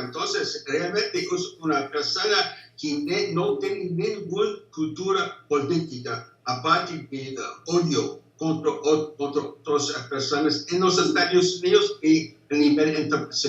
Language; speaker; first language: Spanish; non-native, fluent; English